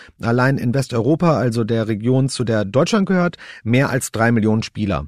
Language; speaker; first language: German; native; German